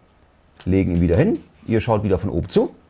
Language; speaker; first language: German; native; German